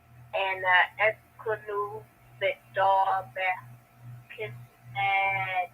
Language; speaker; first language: Arabic; non-native, learner; English